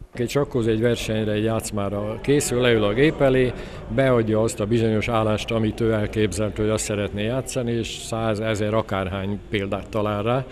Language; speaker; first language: Hungarian; native; Hungarian